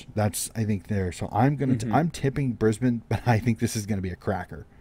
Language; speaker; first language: English; native; English